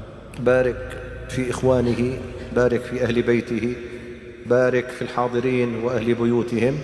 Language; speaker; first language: Arabic; native; Arabic